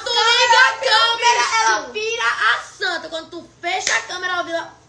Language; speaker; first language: Portuguese; native; Portuguese